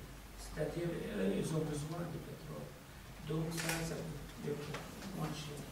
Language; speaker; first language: French; non-native, fluent; Arabic